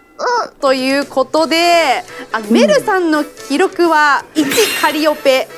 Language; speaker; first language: Japanese; native; Japanese